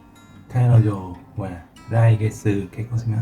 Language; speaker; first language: Japanese; non-native, learner; Vietnamese